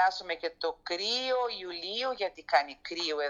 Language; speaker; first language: Greek; early bilingual, heritage; Greek